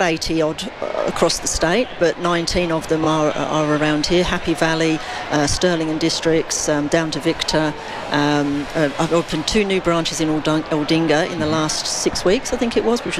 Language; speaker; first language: English; native; English